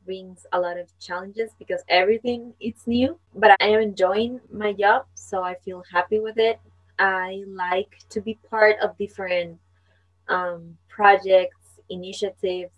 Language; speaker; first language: English; non-native, fluent; Spanish